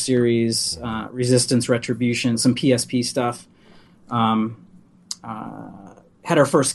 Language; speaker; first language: English; native; English